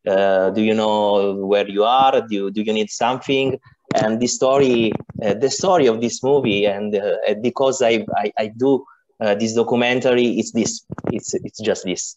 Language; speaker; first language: English; non-native, learner; Italian